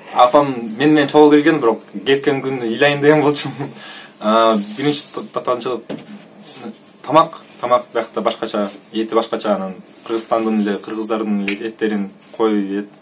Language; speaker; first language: Kyrgyz; non-native, local second language; Russian